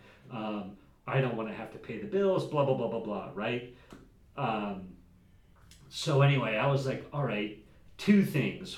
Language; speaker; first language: English; native; English